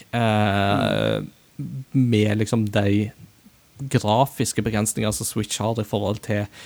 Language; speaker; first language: Norwegian; early bilingual, other home language; Japanese